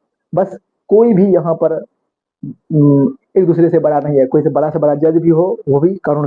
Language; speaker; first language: Hindi; native; Hindi